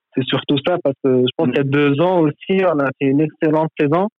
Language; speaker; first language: French; non-native, local second language; Arabic